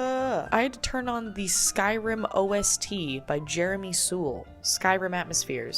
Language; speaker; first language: English; native; English